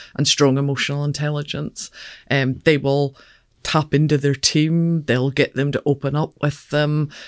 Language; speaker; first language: English; native; English